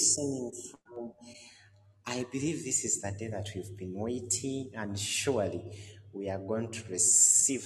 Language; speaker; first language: English; non-native, local second language; Ganda